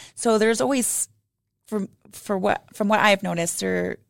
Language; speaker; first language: English; native; English